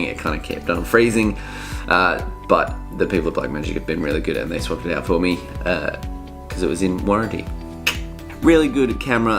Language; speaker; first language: English; native; English